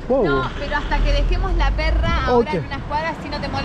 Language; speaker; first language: Spanish; native; Spanish